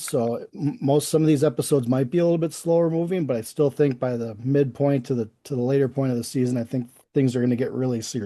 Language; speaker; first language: English; native; English